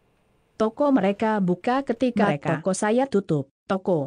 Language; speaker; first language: Indonesian; non-native, learner; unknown